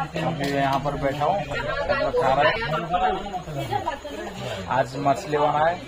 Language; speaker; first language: Hindi; non-native, local second language; Odia